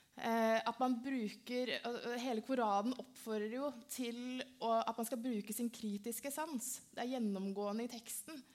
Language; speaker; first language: Norwegian; early bilingual, other home language; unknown